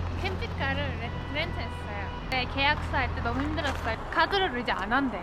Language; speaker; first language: Korean; non-native, fluent; Turkish